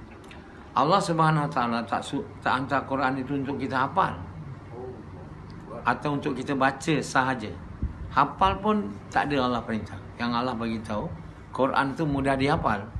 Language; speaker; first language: Malay; native; Malay